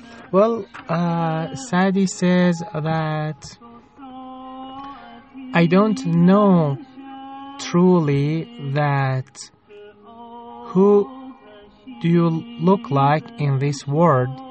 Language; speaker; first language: English; non-native, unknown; Persian